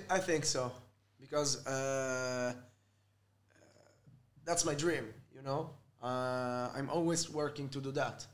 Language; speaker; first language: English; non-native, fluent; Italian